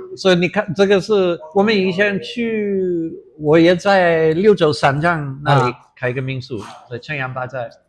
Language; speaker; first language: Chinese; non-native, fluent; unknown